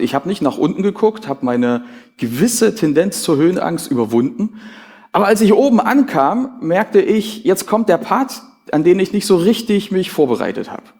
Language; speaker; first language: German; native; German